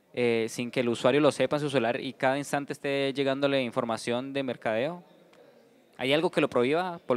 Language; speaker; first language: Spanish; native; Spanish